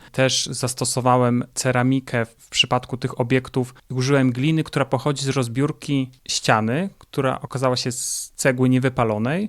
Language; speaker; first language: Polish; native; Polish